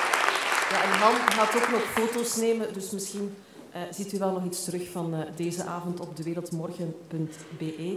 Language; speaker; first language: Dutch; native; Dutch